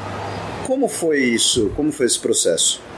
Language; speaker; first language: Portuguese; native; Portuguese